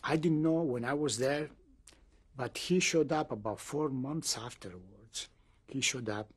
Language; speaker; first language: English; non-native, fluent; Greek